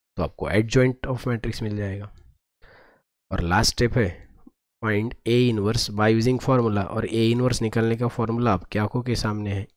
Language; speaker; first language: Hindi; non-native, local second language; Marathi